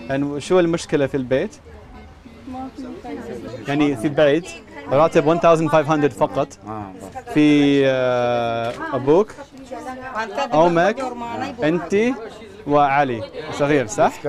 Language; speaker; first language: Arabic; non-native, learner; English